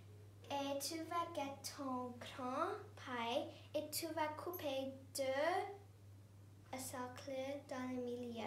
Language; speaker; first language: French; non-native, learner; English